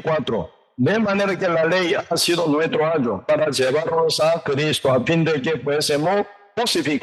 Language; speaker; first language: Spanish; non-native, learner; Korean